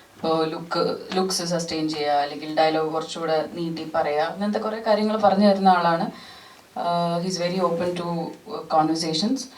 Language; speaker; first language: Malayalam; early bilingual, heritage; Malayalam